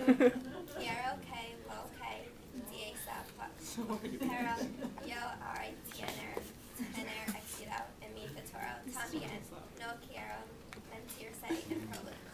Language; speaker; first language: Spanish; non-native, learner; English